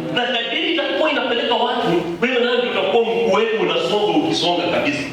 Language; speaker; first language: Swahili; native; Swahili